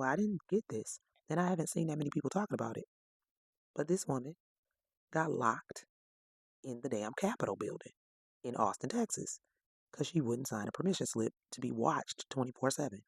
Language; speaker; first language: English; native; English